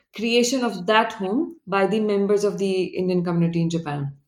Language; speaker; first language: English; non-native, local second language; Hindi